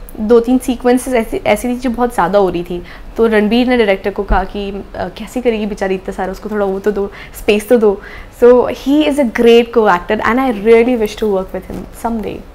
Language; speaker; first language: Hindi; native; Hindi